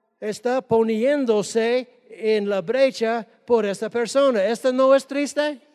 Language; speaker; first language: Spanish; non-native, fluent; English